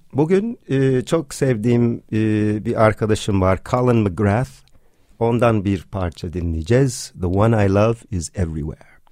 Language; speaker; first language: Turkish; non-native, fluent; English